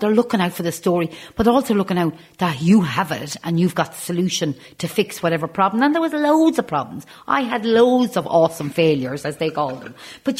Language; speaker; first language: English; native; English